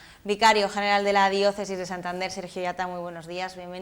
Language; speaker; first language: Spanish; native; Spanish